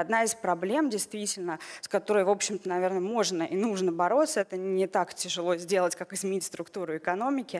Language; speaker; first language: Russian; native; Russian